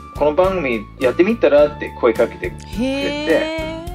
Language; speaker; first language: Japanese; non-native, fluent; English